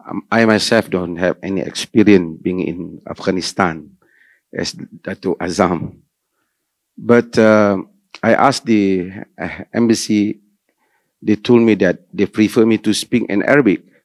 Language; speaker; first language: English; non-native, local second language; Malay